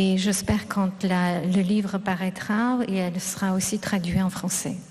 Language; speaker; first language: French; non-native, fluent; Russian